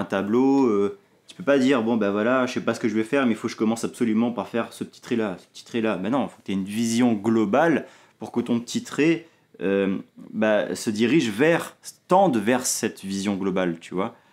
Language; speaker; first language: French; native; French